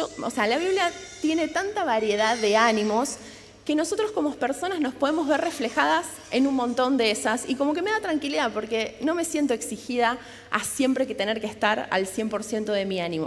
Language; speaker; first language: Spanish; native; Spanish